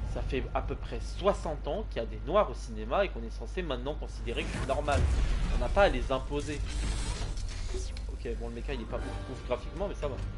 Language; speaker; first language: French; native; French